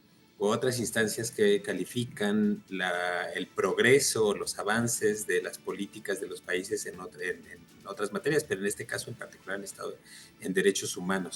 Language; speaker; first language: Spanish; native; Spanish